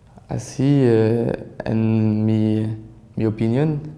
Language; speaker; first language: Spanish; non-native, learner; French